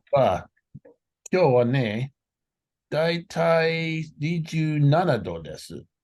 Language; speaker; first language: Japanese; non-native, learner; English